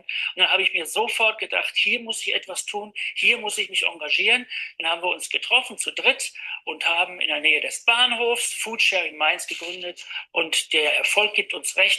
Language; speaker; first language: German; native; German